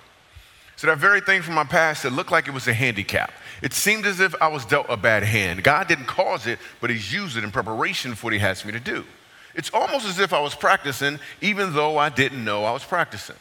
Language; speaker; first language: English; native; English